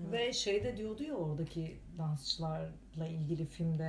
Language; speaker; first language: Turkish; non-native, fluent; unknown